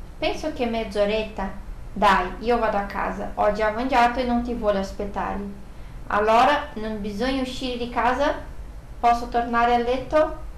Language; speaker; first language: Italian; non-native, fluent; Portuguese